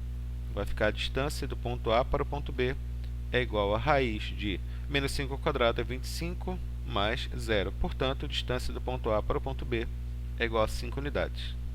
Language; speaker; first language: Portuguese; native; Portuguese